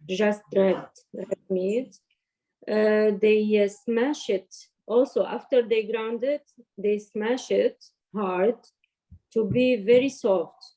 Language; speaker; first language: English; non-native, learner; Arabic